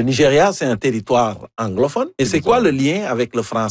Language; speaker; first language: French; native; French